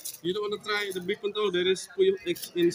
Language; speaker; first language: English; non-native, learner; Indonesian